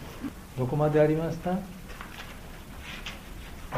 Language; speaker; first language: Japanese; non-native, learner; Bangla